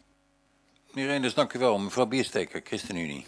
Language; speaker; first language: Dutch; native; Dutch